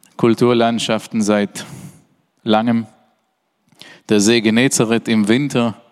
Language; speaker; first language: German; non-native, fluent; Hebrew